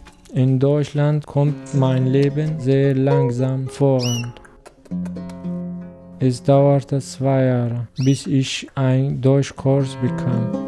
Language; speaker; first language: German; non-native, learner; Arabic